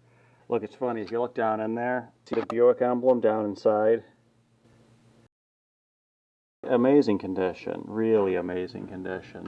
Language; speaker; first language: English; native; English